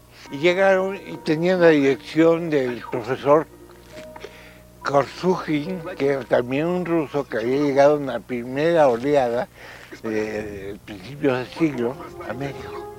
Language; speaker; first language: Spanish; non-native, fluent; Russian